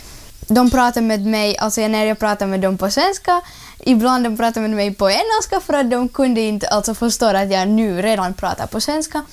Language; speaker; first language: Swedish; non-native, learner; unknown